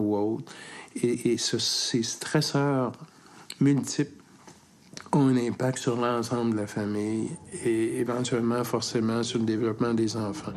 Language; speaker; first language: French; native; French